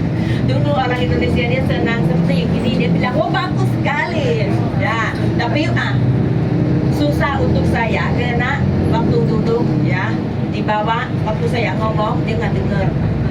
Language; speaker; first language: Indonesian; non-native, learner; Thai